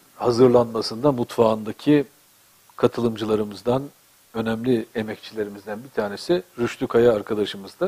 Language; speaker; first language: Turkish; native; Turkish